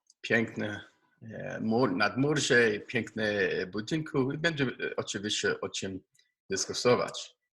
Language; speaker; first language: Polish; non-native, learner; Hebrew